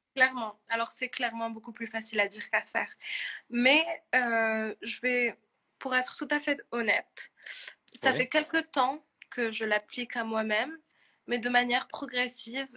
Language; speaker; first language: French; non-native, local second language; Arabic